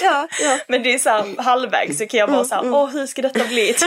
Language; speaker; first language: Swedish; early bilingual, other home language; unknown